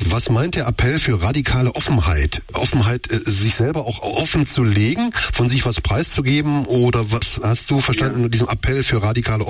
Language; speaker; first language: German; native; German